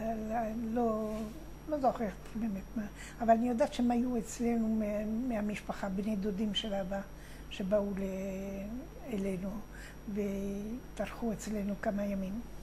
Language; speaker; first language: Hebrew; non-native, fluent; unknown